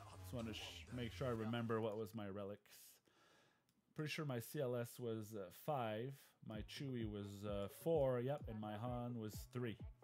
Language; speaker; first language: English; non-native, local second language; French